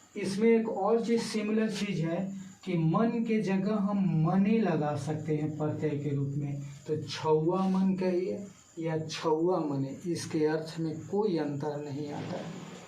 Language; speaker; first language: Hindi; native; Hindi